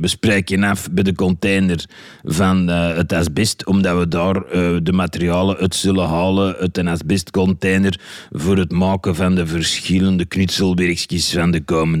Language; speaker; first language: Dutch; native; Dutch